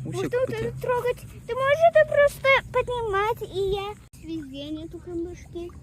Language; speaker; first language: Russian; early bilingual, heritage; Russian